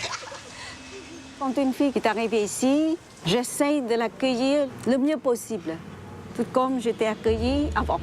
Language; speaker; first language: French; non-native, fluent; Khmer